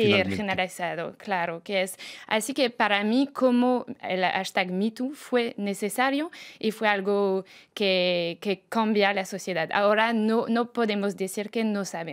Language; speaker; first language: Spanish; non-native, fluent; French